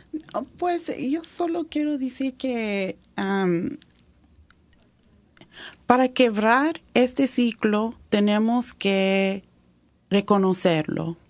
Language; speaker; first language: Spanish; early bilingual, heritage; Spanish